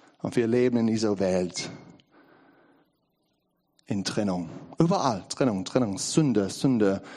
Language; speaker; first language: German; non-native, learner; English